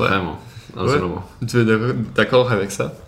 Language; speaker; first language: French; non-native, learner; Swedish